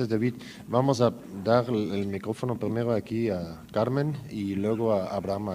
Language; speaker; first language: Spanish; native; Spanish